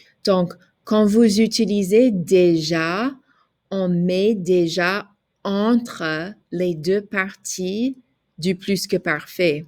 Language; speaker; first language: French; non-native, fluent; English